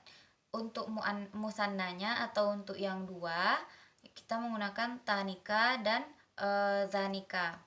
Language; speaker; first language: Indonesian; native; Indonesian